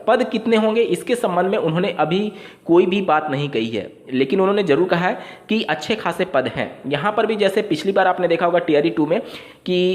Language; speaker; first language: Hindi; native; Hindi